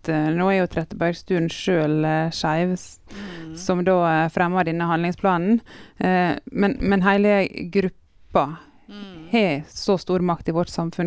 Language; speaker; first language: Norwegian; native; Norwegian